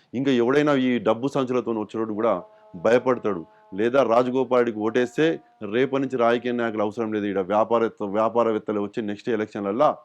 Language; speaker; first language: Telugu; native; Telugu